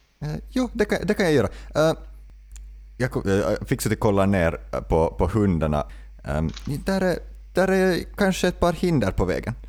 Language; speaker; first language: Swedish; native; Swedish